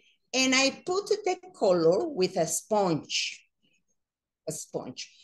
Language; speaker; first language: English; non-native, learner; Spanish